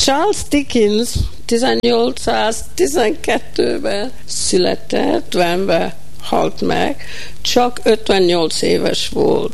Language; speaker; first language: Hungarian; early bilingual, heritage; Hungarian